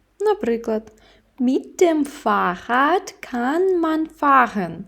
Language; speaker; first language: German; non-native, fluent; Ukrainian